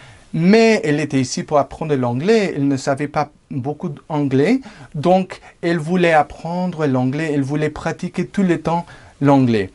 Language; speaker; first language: French; non-native, fluent; English